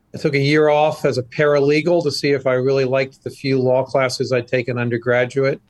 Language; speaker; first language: English; native; English